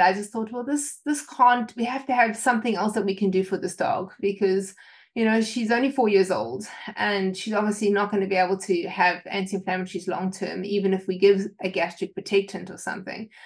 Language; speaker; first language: English; native; English